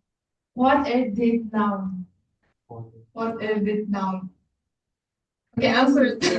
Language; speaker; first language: English; non-native, fluent; Uzbek